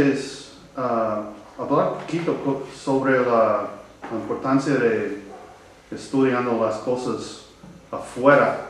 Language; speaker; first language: Spanish; non-native, learner; English